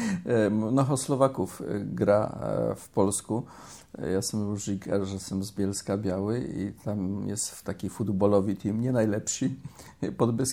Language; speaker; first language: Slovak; non-native, learner; Polish